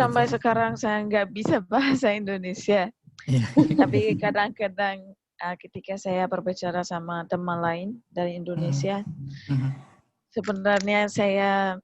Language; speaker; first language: Indonesian; non-native, fluent; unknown